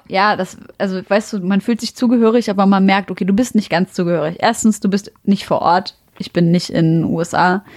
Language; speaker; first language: German; early bilingual, other home language; Arabic